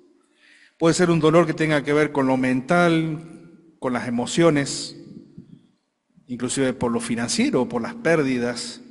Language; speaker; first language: Spanish; native; Spanish